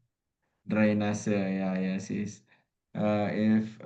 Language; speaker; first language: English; non-native, learner; Indonesian